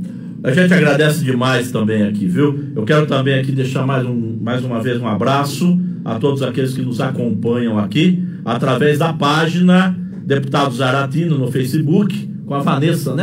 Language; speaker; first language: Portuguese; native; Portuguese